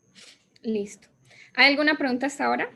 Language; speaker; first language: Spanish; native; Spanish